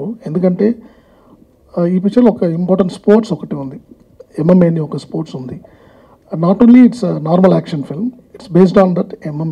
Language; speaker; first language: Telugu; non-native, fluent; Tamil